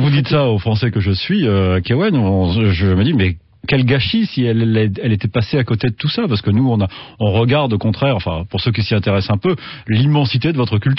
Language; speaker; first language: French; native; French